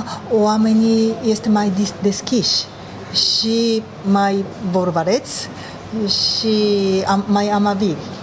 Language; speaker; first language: Romanian; non-native, learner; Japanese